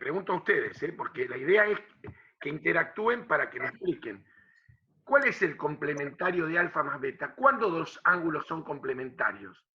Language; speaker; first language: Spanish; native; Spanish